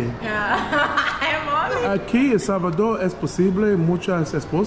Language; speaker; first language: Portuguese; non-native, learner; English